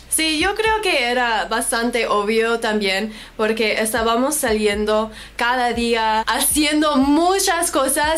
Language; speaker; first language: Spanish; non-native, learner; English